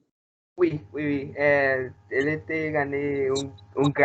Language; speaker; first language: French; non-native, learner; Spanish